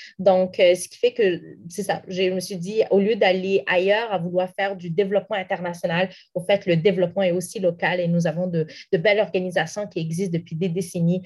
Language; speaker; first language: French; non-native, local second language; Arabic